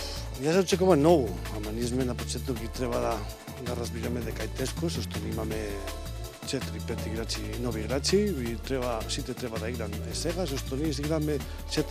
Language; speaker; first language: Macedonian; non-native, learner; Spanish